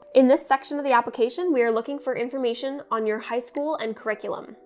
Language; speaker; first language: English; native; English